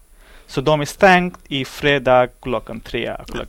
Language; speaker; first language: Swedish; non-native, learner; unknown